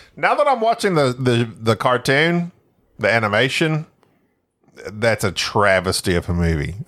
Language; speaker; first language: English; native; English